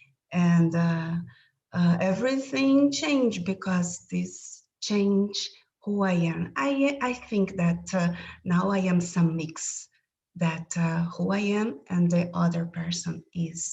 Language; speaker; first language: English; non-native, learner; Portuguese